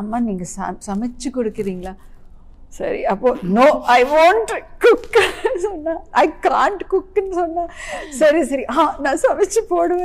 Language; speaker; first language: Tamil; non-native, local second language; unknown